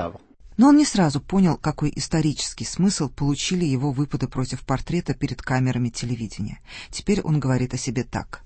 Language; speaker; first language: Russian; native; Russian